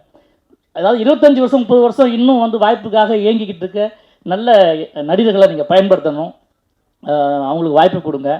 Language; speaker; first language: Tamil; native; Tamil